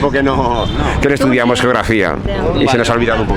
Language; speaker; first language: Spanish; native; Spanish